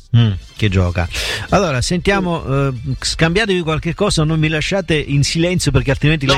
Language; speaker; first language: Italian; native; Italian